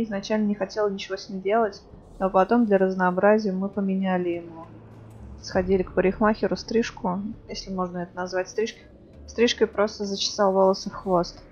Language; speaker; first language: Russian; native; Russian